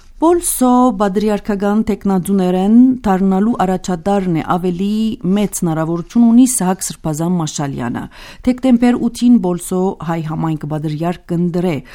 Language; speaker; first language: Armenian; early bilingual, heritage; Armenian